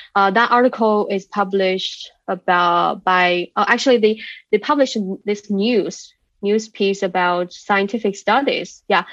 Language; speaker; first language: English; non-native, fluent; Chinese